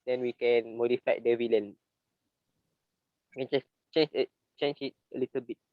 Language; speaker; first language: English; non-native, learner; Malay